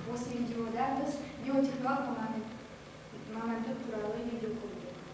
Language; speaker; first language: Kazakh; non-native, learner; Russian